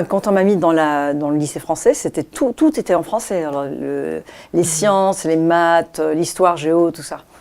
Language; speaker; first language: French; non-native, fluent; English